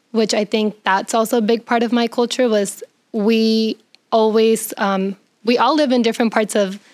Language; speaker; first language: English; early bilingual, other home language; Spanish